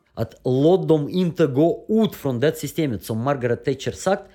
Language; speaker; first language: Swedish; non-native, fluent; Russian